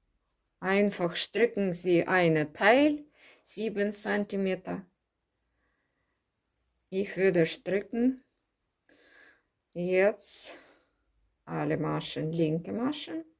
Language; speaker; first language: German; non-native, learner; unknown